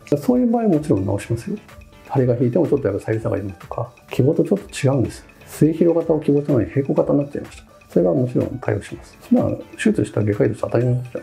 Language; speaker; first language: Japanese; native; Japanese